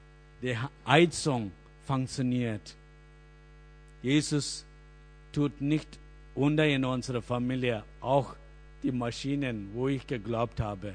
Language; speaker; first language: German; non-native, learner; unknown